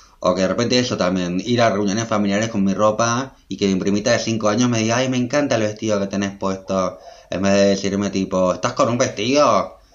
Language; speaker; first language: Spanish; native; Spanish